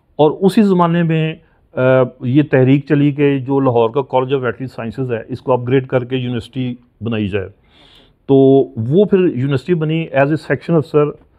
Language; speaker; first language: Urdu; non-native, local second language; Punjabi